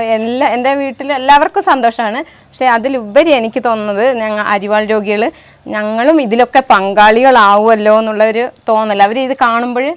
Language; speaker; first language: Malayalam; non-native, local second language; Kannada